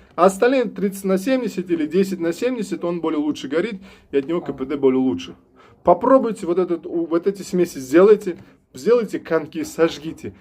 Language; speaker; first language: Russian; non-native, local second language; Uzbek